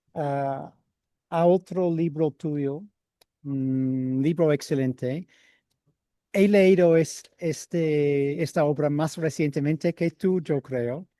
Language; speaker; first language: Spanish; non-native, fluent; English